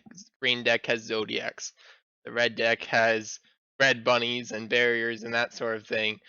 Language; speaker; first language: English; native; English